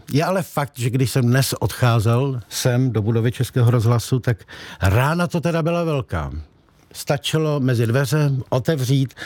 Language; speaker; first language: Czech; native; Czech